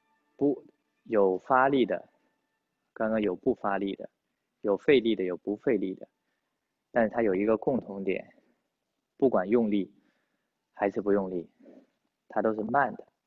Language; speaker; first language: Chinese; native; Chinese